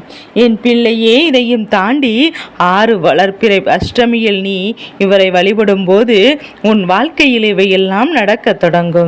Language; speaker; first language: Tamil; native; Tamil